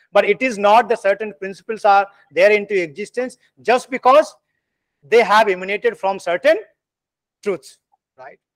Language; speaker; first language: English; non-native, local second language; Hindi